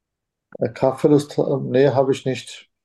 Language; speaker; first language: German; non-native, fluent; Turkish